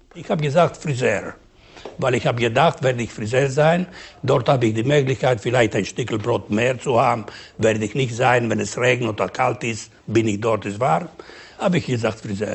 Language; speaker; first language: German; non-native, learner; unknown